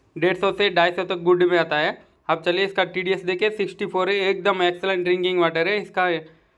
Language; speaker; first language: Hindi; non-native, local second language; Tamil